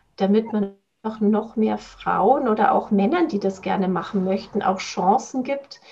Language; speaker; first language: German; native; German